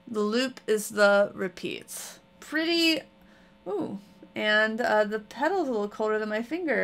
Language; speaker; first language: English; native; English